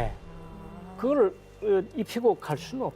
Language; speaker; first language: Korean; native; Korean